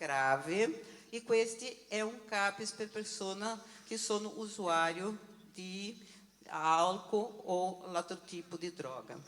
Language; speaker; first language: Italian; non-native, learner; Portuguese